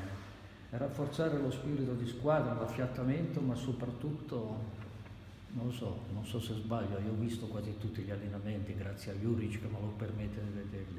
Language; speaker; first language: Italian; native; Italian